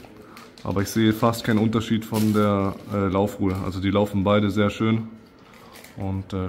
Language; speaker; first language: German; native; German